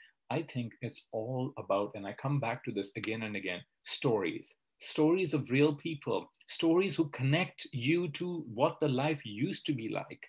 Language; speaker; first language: English; non-native, local second language; Hindi